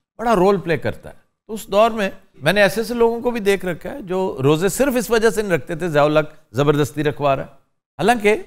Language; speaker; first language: Urdu; native; Urdu